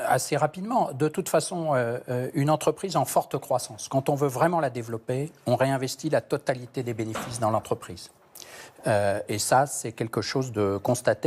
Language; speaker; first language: French; native; French